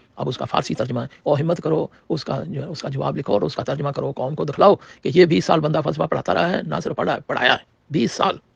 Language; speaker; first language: Urdu; non-native, local second language; Punjabi